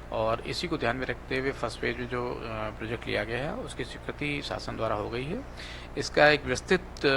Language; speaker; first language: Hindi; native; Hindi